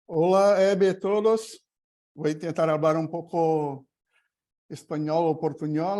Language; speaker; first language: Spanish; non-native, learner; Portuguese